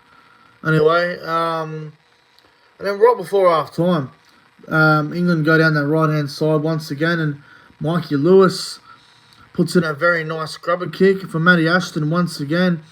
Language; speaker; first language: English; native; English